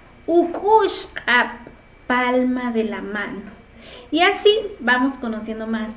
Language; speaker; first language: Spanish; non-native, local second language; Kʼicheʼ